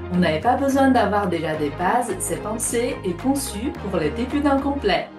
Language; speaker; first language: French; non-native, fluent; Chinese